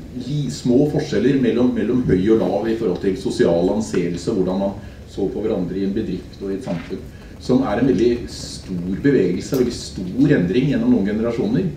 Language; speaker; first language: Norwegian; native; Norwegian